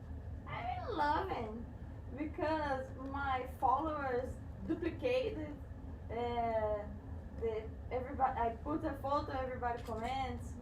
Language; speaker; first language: English; non-native, learner; Portuguese